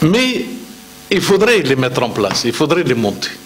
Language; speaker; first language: French; non-native, local second language; Arabic